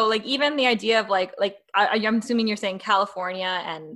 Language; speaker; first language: English; native; English